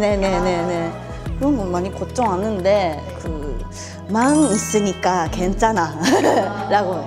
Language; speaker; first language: Korean; non-native, learner; Japanese